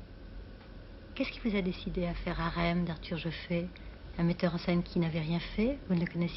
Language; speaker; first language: French; native; French